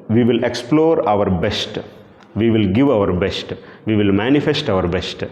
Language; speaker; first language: English; non-native, local second language; Telugu